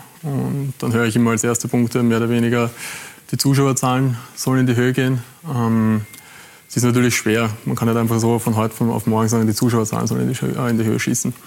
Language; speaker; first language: German; native; German